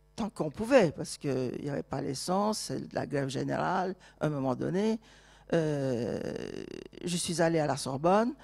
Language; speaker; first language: French; non-native, fluent; Turkish